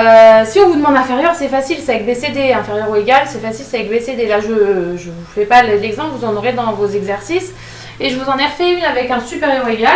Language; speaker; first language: French; native; French